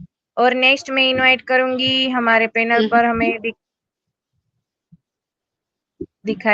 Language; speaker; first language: Hindi; native; Hindi